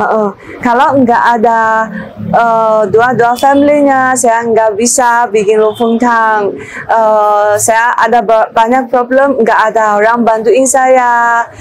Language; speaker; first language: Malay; non-native, learner; Chinese